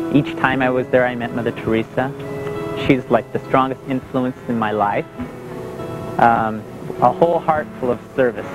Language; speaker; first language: English; native; English